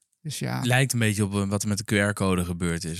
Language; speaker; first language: Dutch; native; Dutch